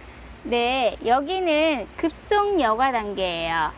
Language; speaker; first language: Korean; native; Korean